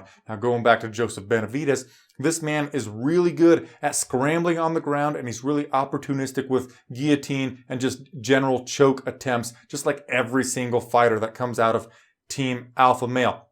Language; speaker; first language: English; native; English